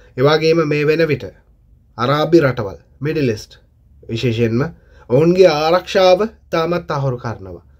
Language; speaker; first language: Sinhala; non-native, local second language; Tamil